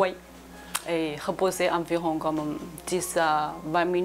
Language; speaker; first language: French; non-native, learner; Chinese